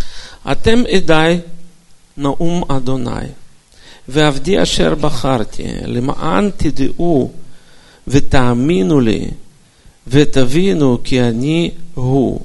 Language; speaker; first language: Hebrew; non-native, fluent; Russian